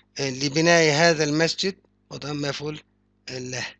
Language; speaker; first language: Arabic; non-native, fluent; Turkish